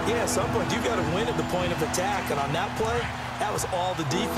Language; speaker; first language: English; native; English